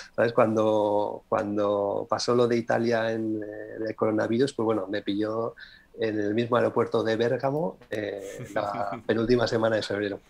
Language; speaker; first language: Spanish; native; Spanish